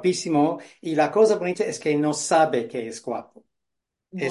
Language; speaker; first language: Spanish; non-native, fluent; English